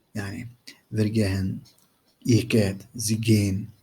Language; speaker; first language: German; non-native, learner; Turkish